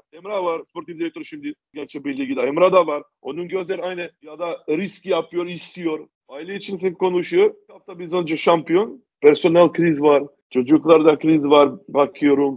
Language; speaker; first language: Turkish; non-native, learner; Macedonian